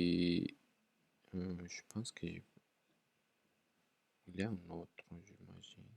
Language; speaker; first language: French; non-native, fluent; Spanish